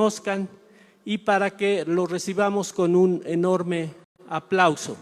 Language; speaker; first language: Spanish; native; Spanish